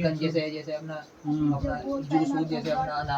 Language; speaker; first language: Hindi; native; Hindi